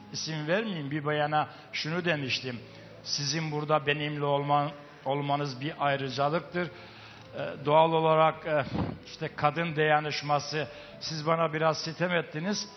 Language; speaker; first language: Turkish; native; Turkish